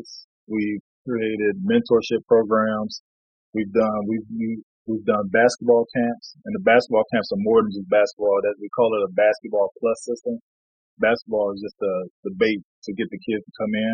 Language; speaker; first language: English; native; English